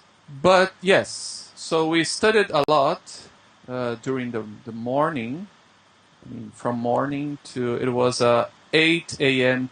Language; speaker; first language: English; non-native, fluent; Portuguese